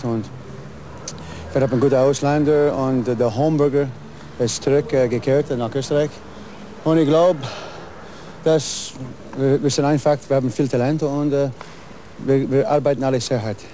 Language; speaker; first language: German; non-native, learner; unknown